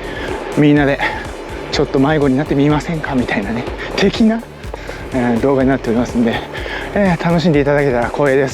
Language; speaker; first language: Japanese; native; Japanese